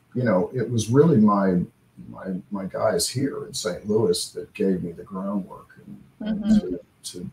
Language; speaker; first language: English; native; English